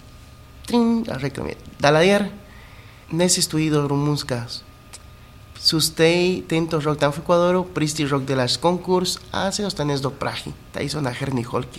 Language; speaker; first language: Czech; non-native, fluent; Spanish